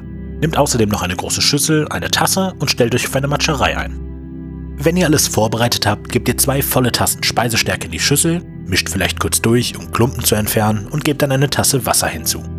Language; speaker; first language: German; native; German